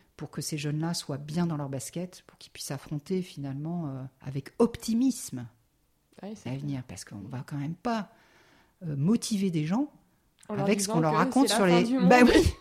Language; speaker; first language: French; native; French